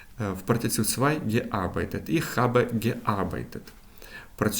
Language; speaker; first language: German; non-native, fluent; Ukrainian